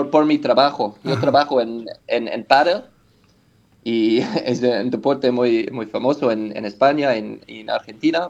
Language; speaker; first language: Spanish; non-native, learner; English